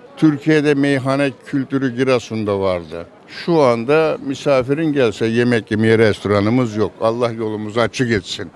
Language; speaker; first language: Turkish; native; Turkish